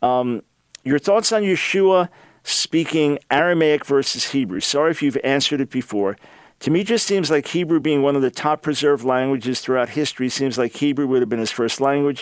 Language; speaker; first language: English; native; English